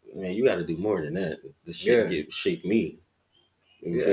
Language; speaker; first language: English; native; English